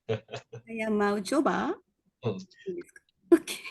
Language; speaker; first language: Indonesian; non-native, learner; Japanese